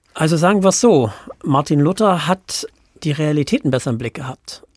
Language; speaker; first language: German; native; German